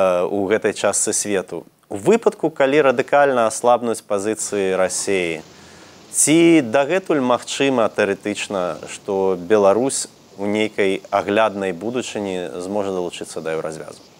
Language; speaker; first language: Belarusian; native; Belarusian